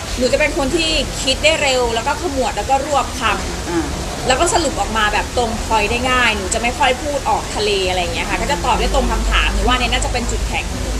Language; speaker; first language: Thai; native; Thai